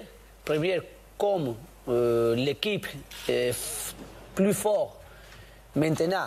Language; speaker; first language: French; non-native, learner; Spanish